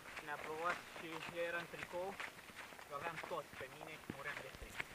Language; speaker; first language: Romanian; native; Romanian